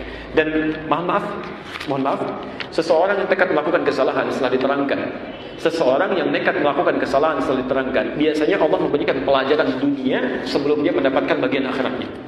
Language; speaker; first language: Indonesian; native; Indonesian